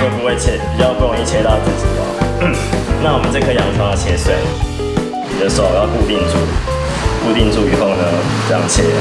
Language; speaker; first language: Chinese; native; Chinese